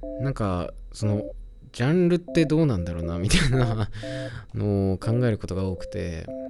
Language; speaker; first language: Japanese; native; Japanese